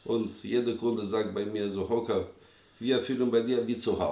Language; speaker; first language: German; non-native, learner; Albanian